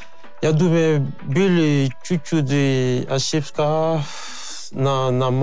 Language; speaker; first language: Russian; non-native, learner; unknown